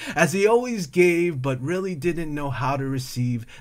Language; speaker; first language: English; native; English